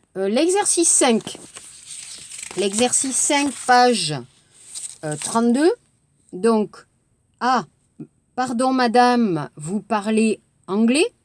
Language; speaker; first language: French; native; French